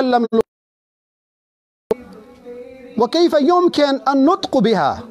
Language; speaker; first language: Arabic; non-native, fluent; Urdu